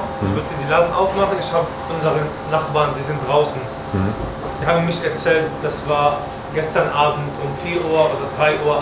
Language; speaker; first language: German; non-native, learner; Arabic